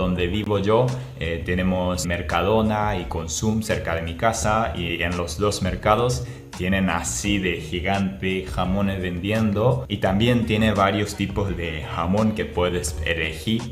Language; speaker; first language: Spanish; non-native, fluent; Japanese